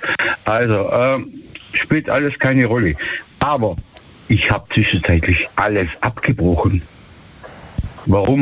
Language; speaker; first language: German; native; German